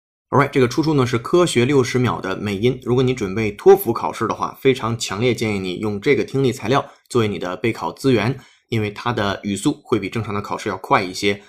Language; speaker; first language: Chinese; native; Chinese